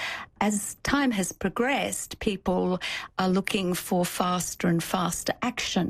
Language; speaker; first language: English; native; English